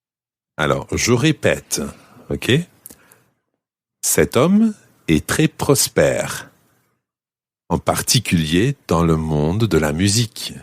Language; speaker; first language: French; non-native, fluent; English